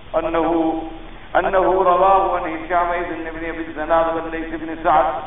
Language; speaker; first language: Urdu; native; Urdu